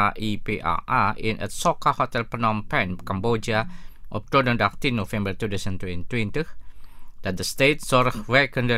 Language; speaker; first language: Dutch; non-native, fluent; Indonesian